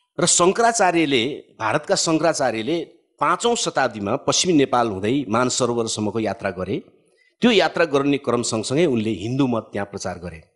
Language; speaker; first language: Nepali; native; Nepali